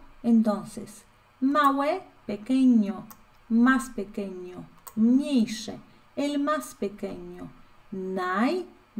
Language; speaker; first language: Spanish; non-native, fluent; Polish